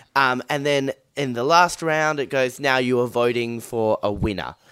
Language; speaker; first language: English; native; English